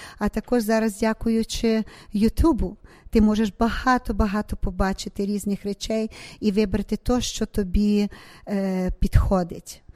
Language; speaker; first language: Ukrainian; native; Ukrainian